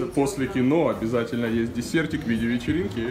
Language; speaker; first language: Russian; native; Russian